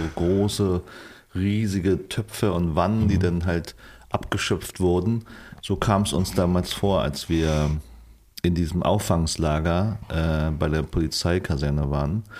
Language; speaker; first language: German; early bilingual, other home language; Vietnamese